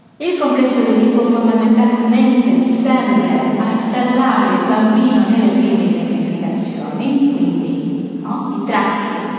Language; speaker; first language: Italian; non-native, fluent; Spanish